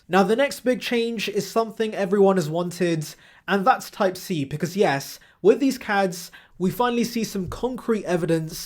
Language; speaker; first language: English; native; English